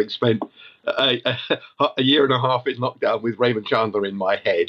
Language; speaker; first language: English; native; English